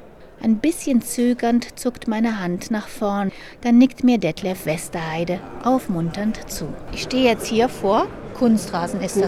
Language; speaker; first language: German; native; German